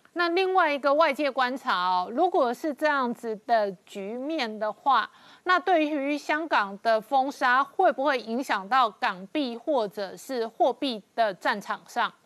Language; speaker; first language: Chinese; native; Chinese